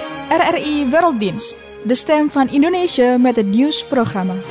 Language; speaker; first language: Dutch; non-native, fluent; Indonesian